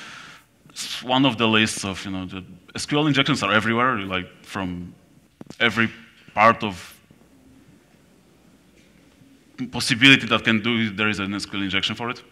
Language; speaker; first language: English; non-native, fluent; Polish